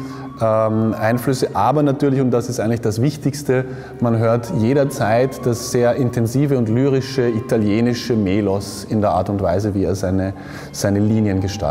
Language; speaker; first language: German; native; German